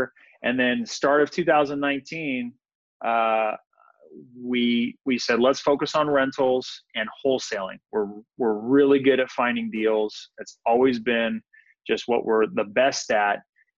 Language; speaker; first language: English; native; English